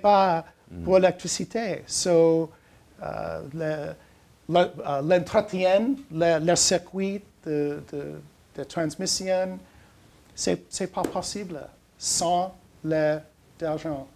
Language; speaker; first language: French; non-native, learner; English